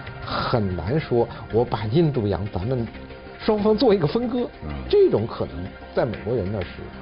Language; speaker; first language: Chinese; native; Chinese